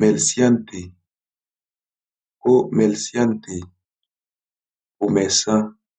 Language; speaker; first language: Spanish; non-native, learner; Haitian Creole